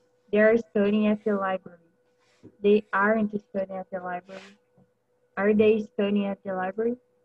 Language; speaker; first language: English; non-native, learner; Portuguese